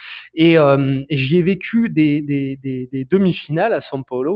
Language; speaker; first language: French; native; French